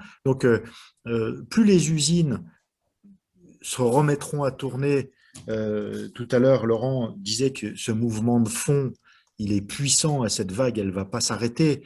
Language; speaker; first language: French; native; French